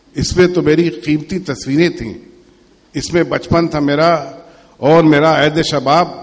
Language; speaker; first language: Urdu; native; Urdu